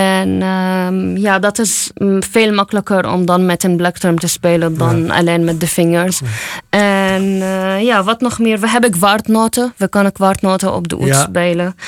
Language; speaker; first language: Dutch; non-native, fluent; Arabic